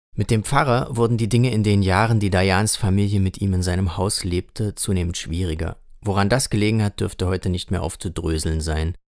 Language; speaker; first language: German; native; German